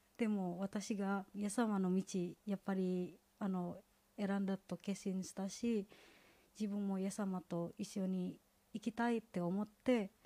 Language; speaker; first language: Japanese; non-native, fluent; Indonesian